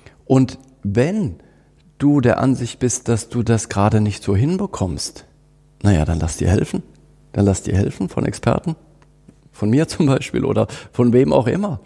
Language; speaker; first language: German; native; German